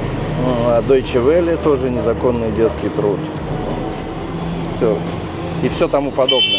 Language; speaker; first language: Russian; native; Russian